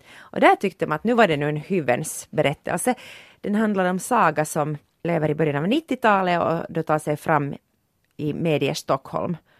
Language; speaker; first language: Swedish; native; Swedish